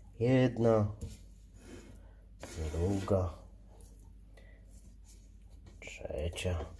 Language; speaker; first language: Polish; native; Polish